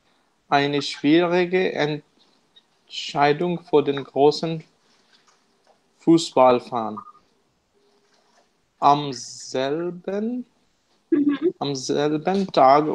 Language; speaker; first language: German; non-native, learner; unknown